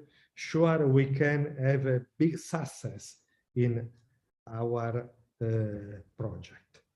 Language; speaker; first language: English; non-native, learner; Italian